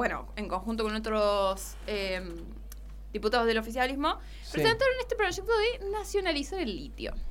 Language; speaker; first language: Spanish; native; Spanish